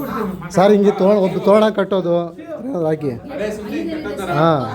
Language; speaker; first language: Kannada; native; Kannada